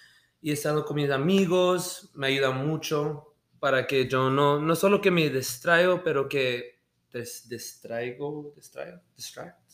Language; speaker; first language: Spanish; early bilingual, heritage; Spanish